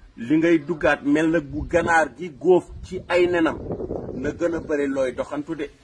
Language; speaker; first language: Wolof; non-native, local second language; Fula